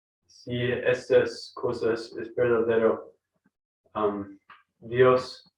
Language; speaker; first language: Spanish; non-native, learner; English